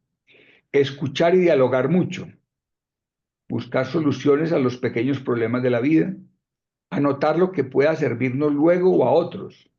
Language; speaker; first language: Spanish; native; Spanish